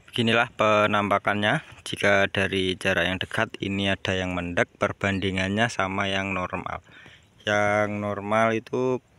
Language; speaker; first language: Indonesian; non-native, local second language; Javanese